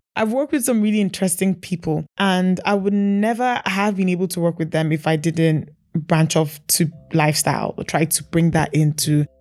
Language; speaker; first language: English; non-native, local second language; Igbo